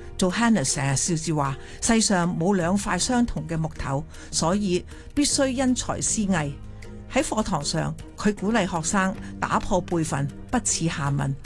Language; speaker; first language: Cantonese; native; Cantonese